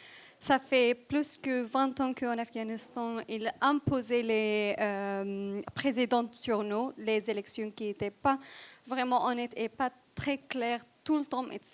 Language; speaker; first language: French; non-native, fluent; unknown